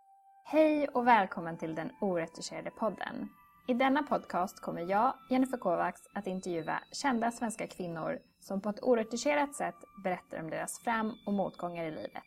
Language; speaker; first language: Swedish; native; Swedish